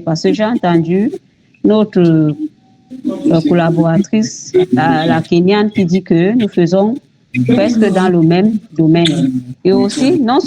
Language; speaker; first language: French; native; French